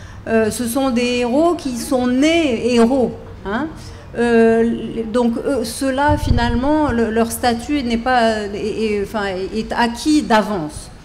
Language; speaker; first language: French; native; French